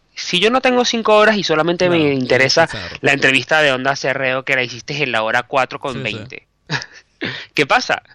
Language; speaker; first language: Spanish; native; Spanish